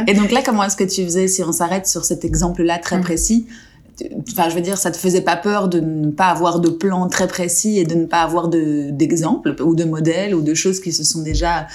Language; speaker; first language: French; native; French